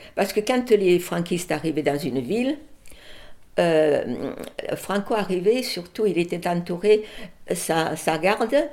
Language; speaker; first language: French; early bilingual, other home language; Spanish